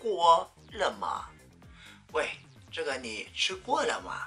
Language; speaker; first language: Chinese; non-native, fluent; Vietnamese